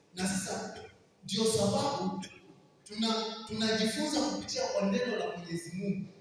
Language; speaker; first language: Swahili; non-native, local second language; Kamba